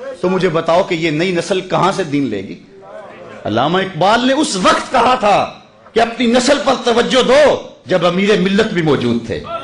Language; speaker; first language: Urdu; non-native, local second language; Punjabi